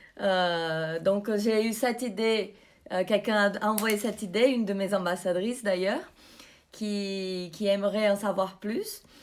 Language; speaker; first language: French; non-native, fluent; Portuguese